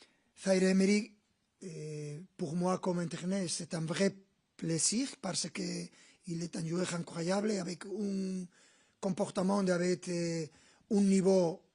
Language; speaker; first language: French; non-native, learner; Spanish